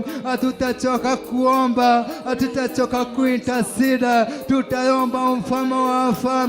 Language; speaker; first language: Swahili; non-native, local second language; Kikuyu